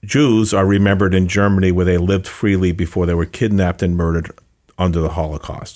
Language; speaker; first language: English; native; English